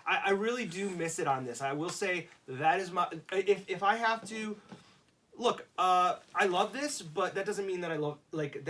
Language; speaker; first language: English; native; English